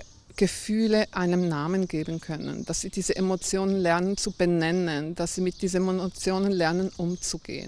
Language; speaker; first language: German; non-native, fluent; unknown